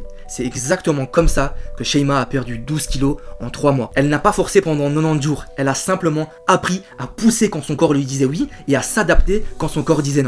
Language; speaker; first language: French; native; French